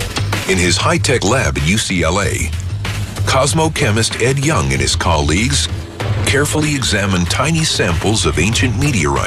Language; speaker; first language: English; native; English